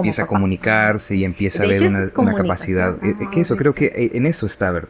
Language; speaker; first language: Spanish; native; Spanish